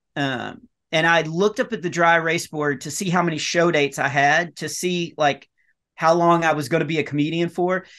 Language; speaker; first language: English; native; English